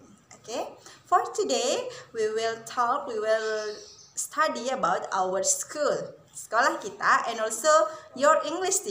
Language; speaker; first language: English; non-native, fluent; Indonesian